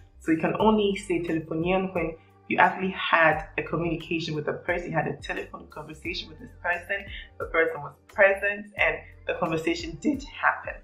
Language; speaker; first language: English; non-native, local second language; Akan